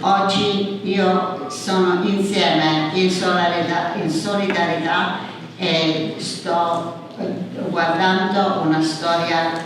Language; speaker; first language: Italian; early bilingual, heritage; English